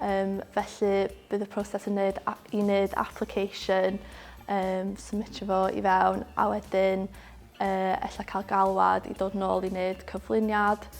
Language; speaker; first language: Welsh; non-native, local second language; English